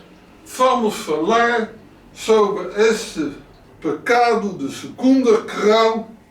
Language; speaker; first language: Portuguese; non-native, learner; Dutch